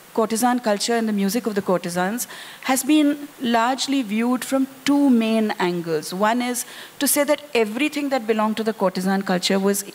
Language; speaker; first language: English; non-native, local second language; Hindi